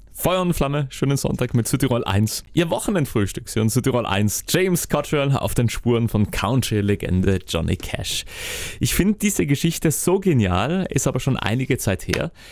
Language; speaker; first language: German; native; German